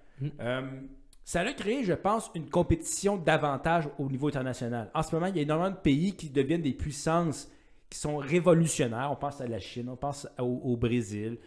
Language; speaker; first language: French; native; French